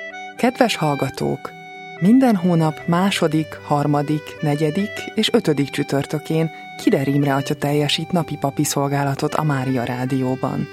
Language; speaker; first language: Hungarian; native; Hungarian